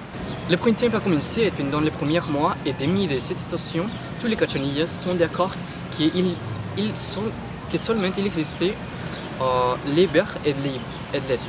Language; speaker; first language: French; non-native, learner; Spanish